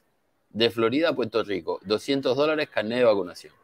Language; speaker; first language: Spanish; native; Spanish